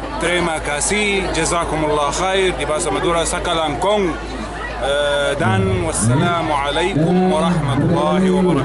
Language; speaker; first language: Indonesian; non-native, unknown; Arabic